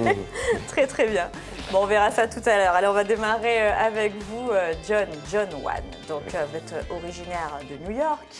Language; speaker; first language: French; native; French